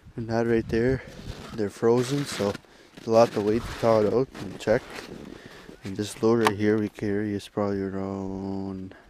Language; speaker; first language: English; native; English